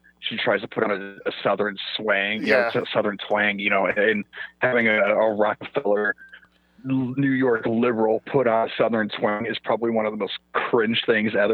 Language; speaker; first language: English; non-native, fluent; Swedish